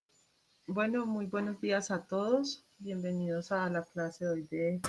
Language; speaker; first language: Spanish; native; Spanish